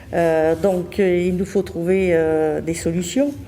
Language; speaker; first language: French; native; French